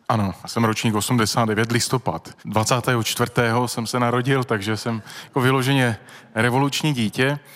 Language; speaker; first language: Czech; native; Czech